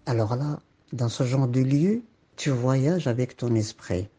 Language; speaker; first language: French; non-native, local second language; Arabic